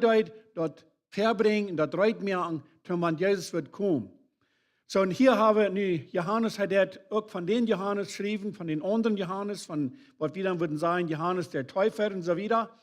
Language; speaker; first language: German; non-native, learner; Low German